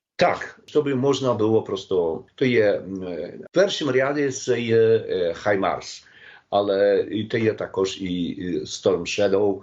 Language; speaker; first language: Polish; non-native, learner; Ukrainian